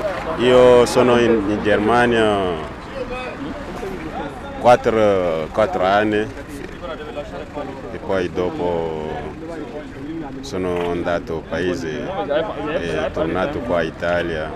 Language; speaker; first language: Italian; non-native, learner; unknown